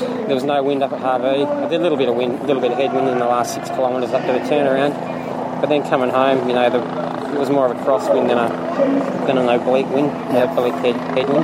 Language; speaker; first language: English; native; English